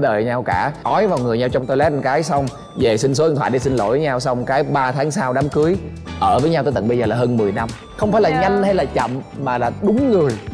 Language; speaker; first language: Vietnamese; native; Vietnamese